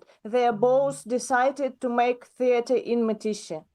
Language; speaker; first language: English; non-native, learner; Russian